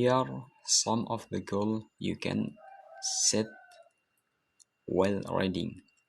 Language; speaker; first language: English; non-native, learner; Indonesian